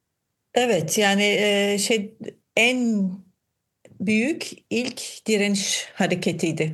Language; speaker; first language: Turkish; non-native, fluent; German